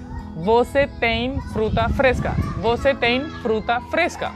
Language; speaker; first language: Portuguese; non-native, learner; Hindi